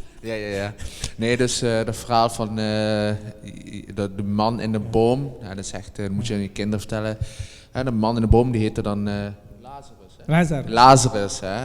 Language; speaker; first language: Dutch; native; Dutch